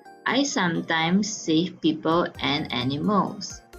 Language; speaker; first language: English; non-native, local second language; Malay